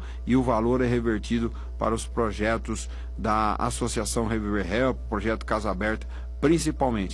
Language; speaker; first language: Portuguese; native; Portuguese